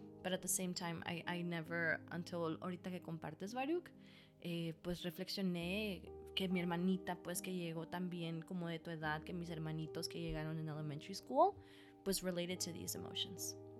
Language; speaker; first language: Spanish; early bilingual, heritage; Spanish